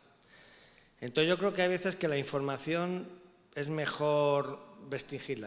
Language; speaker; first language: Spanish; native; Spanish